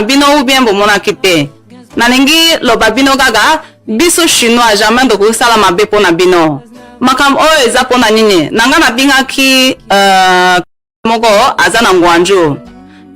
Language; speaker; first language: Lingala; non-native, fluent; Chinese